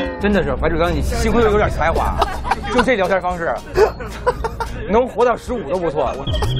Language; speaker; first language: Chinese; native; Chinese